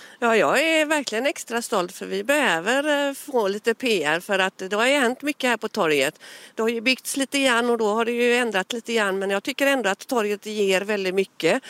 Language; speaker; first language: Swedish; native; Swedish